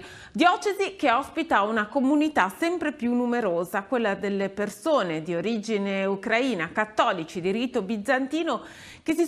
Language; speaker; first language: Italian; native; Italian